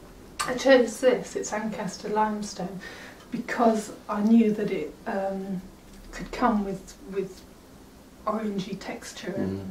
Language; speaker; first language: English; native; English